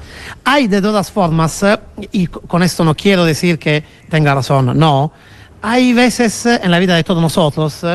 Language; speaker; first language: Spanish; non-native, fluent; Italian